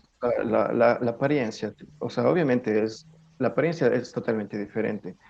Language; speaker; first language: Spanish; native; Spanish